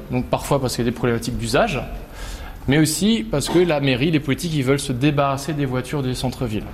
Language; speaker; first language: French; native; French